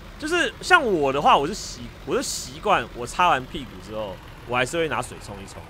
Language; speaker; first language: Chinese; native; Chinese